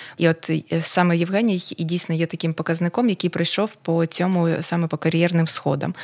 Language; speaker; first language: Ukrainian; non-native, local second language; Russian